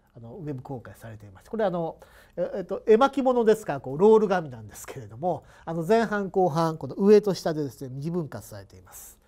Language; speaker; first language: Japanese; native; Japanese